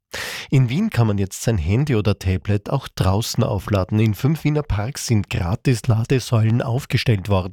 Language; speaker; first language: German; native; German